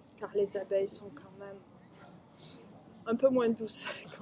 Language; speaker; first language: French; native; French